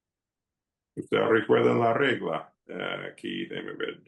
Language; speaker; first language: Spanish; non-native, fluent; English